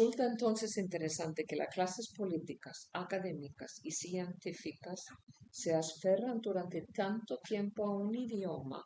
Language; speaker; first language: Spanish; non-native, fluent; Icelandic